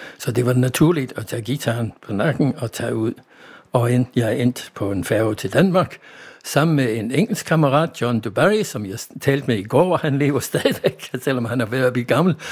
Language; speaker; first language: Danish; non-native, fluent; English